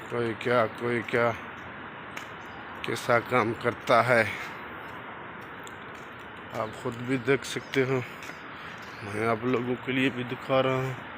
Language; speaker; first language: Hindi; non-native, local second language; Baluchi